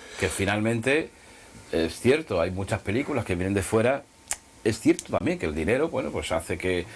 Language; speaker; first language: Spanish; native; Spanish